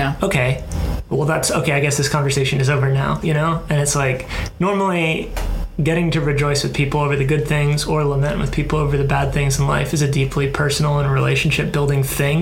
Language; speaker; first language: English; native; English